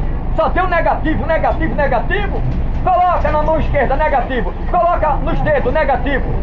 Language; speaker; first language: Portuguese; native; Portuguese